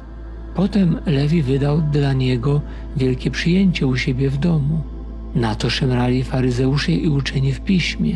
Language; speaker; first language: Polish; native; Polish